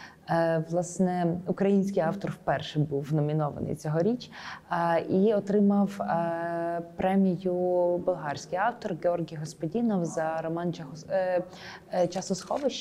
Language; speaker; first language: Ukrainian; native; Ukrainian